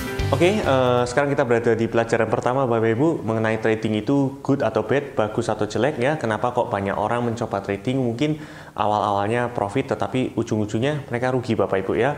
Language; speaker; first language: Indonesian; native; Indonesian